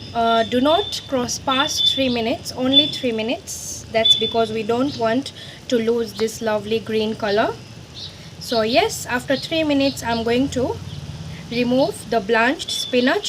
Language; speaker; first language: English; non-native, local second language; Gujarati